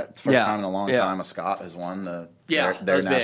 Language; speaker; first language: English; native; English